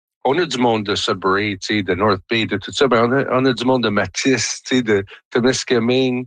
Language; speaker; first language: French; native; French